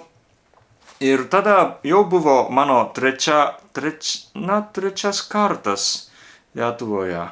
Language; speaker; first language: Lithuanian; non-native, learner; Japanese